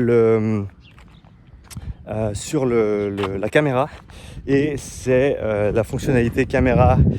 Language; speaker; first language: French; native; French